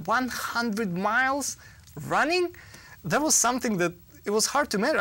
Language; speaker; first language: English; non-native, fluent; Russian